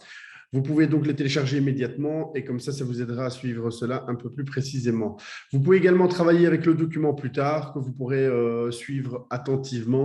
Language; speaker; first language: French; native; French